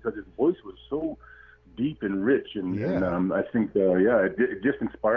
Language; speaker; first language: English; native; English